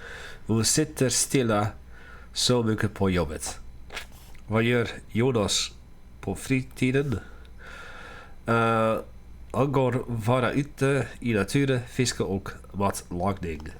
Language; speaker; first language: Swedish; non-native, learner; Dutch